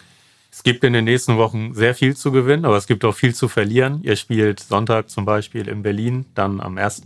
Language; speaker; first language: German; native; German